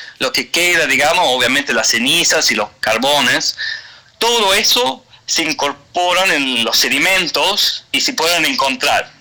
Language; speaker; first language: Spanish; non-native, fluent; Swedish